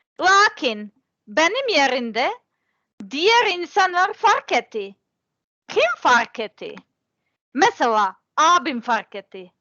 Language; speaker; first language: Turkish; non-native, learner; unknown